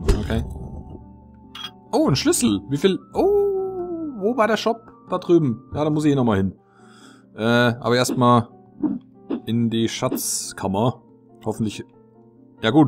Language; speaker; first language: German; native; German